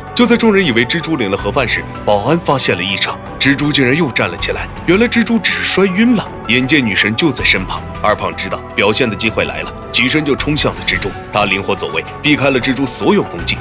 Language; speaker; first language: Chinese; native; Chinese